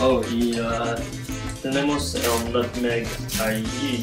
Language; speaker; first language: Spanish; non-native, learner; English